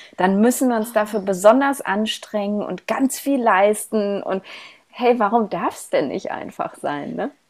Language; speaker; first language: German; native; German